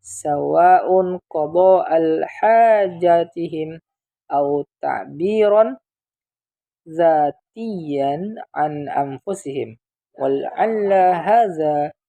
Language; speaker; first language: Arabic; non-native, learner; Indonesian